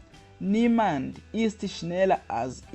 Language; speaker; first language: German; non-native, learner; Kinyarwanda